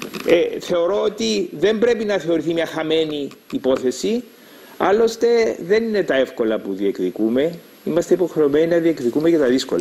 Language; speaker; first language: Greek; native; Greek